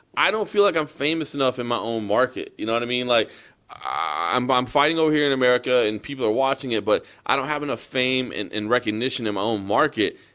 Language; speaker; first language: English; native; English